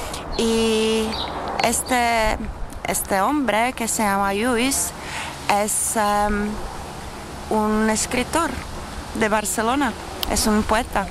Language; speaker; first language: Spanish; non-native, fluent; Czech